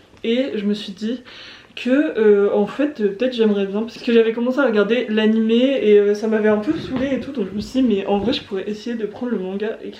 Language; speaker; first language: French; native; French